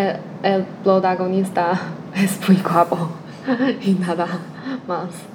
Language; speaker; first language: Spanish; non-native, learner; Chinese